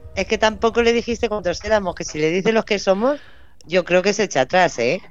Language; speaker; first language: Spanish; native; Spanish